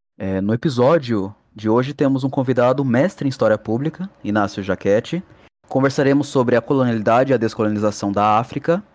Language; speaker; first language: Portuguese; native; Portuguese